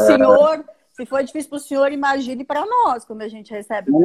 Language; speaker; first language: Portuguese; native; Portuguese